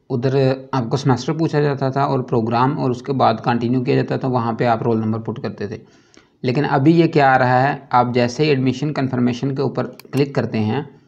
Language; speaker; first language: Urdu; non-native, local second language; Punjabi